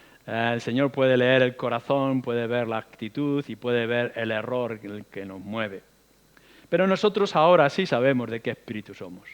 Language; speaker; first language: Spanish; native; Spanish